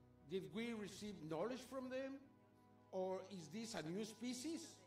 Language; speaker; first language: English; non-native, fluent; Spanish